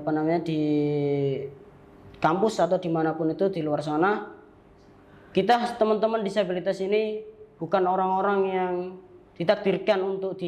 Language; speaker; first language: Indonesian; non-native, local second language; Javanese